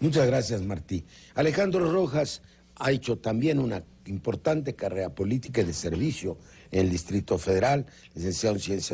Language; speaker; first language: Spanish; native; Spanish